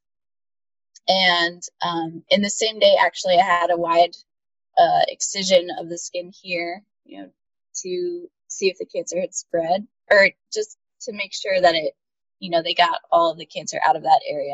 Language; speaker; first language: English; native; English